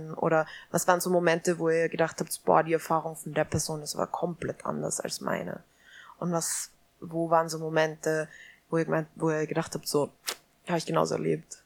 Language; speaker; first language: German; native; German